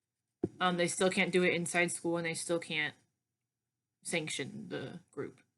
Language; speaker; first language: English; native; English